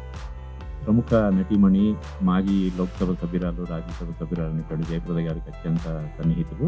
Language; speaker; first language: Telugu; native; Telugu